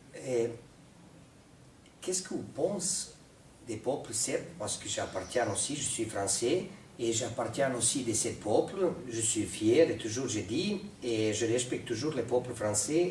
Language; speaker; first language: French; non-native, fluent; Serbian